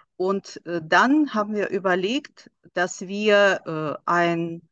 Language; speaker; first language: German; non-native, fluent; Russian